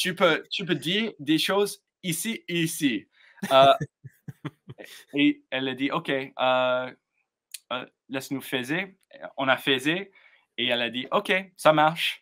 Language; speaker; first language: French; non-native, learner; English